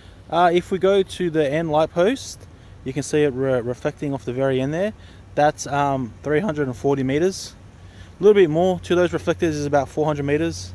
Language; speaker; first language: English; native; English